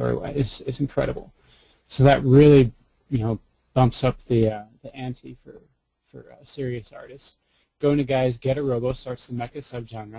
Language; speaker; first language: English; native; English